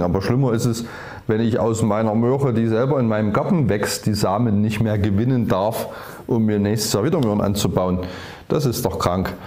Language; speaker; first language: German; native; German